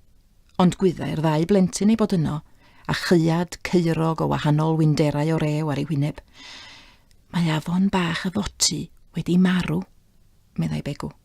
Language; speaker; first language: Welsh; native; Welsh